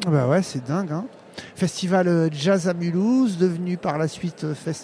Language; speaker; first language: French; native; French